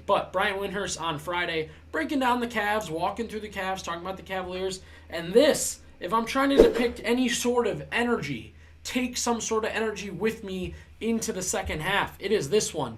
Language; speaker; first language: English; native; English